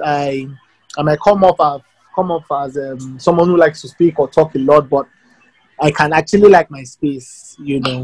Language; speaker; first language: English; non-native, local second language; Yoruba